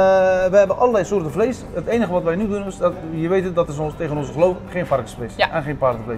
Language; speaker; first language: Dutch; non-native, local second language; Turkish